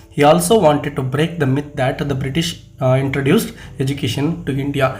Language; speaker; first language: English; non-native, local second language; Kannada